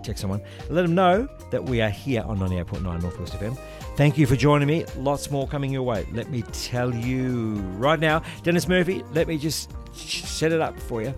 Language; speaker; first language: English; native; English